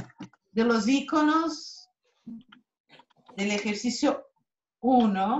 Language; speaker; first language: Spanish; non-native, fluent; Portuguese